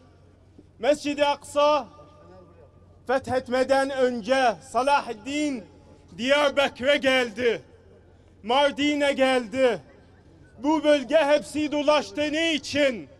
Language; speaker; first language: Turkish; non-native, fluent; Arabic